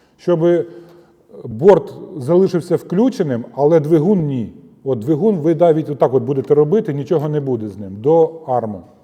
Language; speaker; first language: Ukrainian; non-native, local second language; Russian